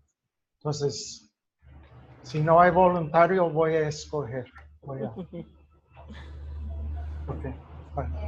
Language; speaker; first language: Spanish; non-native, fluent; English